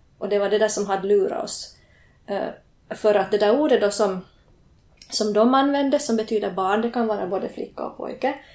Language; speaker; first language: Swedish; native; Swedish